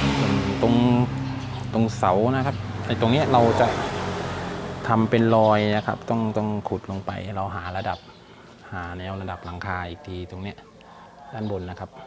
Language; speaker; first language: Thai; native; Thai